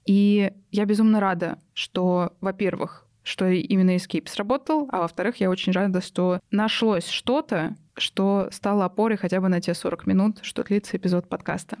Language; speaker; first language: Russian; native; Russian